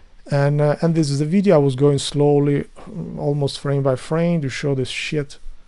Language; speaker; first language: English; non-native, learner; Albanian